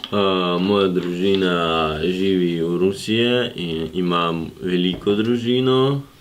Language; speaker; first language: Slovenian; non-native, learner; Russian